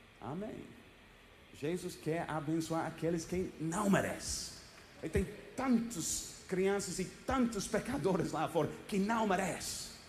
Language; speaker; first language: Portuguese; non-native, fluent; English